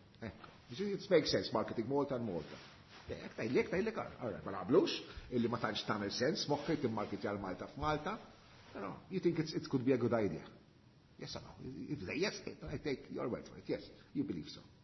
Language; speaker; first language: English; non-native, local second language; Maltese